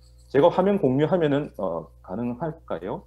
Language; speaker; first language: Korean; native; Korean